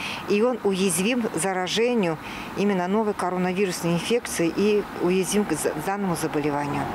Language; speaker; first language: Russian; non-native, local second language; Tuvinian